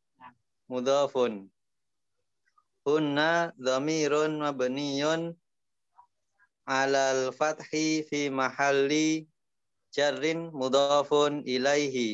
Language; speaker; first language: Arabic; non-native, learner; Indonesian